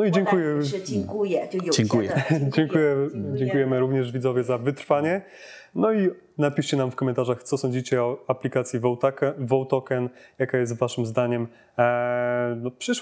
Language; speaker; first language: Polish; native; Polish